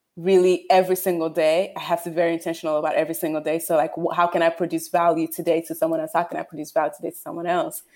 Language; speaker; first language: English; non-native, local second language; Yoruba